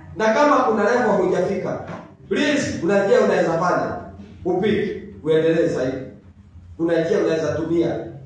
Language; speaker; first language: Swahili; non-native, local second language; Kikuyu